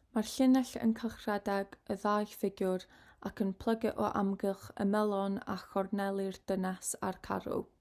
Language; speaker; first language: Welsh; non-native, local second language; English